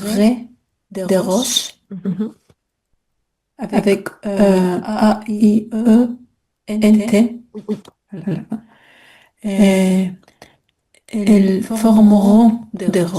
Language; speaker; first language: French; non-native, learner; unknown